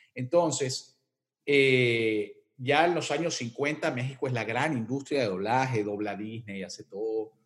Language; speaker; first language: Spanish; native; Spanish